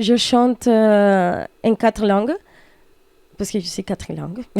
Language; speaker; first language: French; non-native, fluent; Spanish